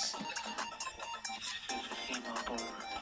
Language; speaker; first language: French; native; French